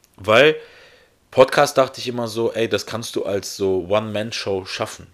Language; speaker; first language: German; early bilingual, other home language; Russian